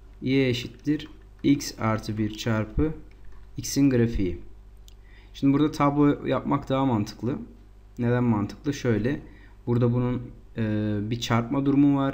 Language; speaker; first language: Turkish; native; Turkish